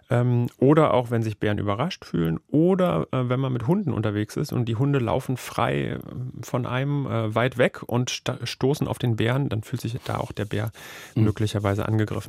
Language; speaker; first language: German; native; German